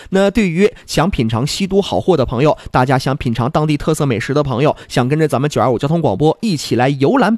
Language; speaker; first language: Chinese; native; Chinese